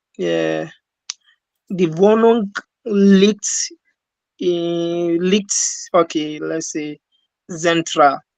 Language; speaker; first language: German; non-native, learner; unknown